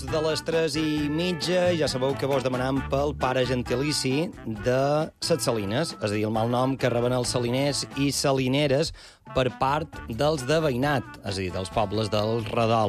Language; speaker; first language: Catalan; native; Catalan